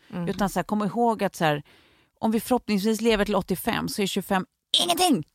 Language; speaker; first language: Swedish; native; Swedish